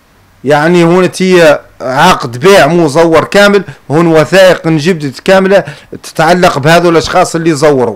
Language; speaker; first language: Arabic; native; Arabic